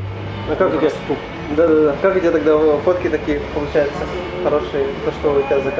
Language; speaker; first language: Russian; native; Russian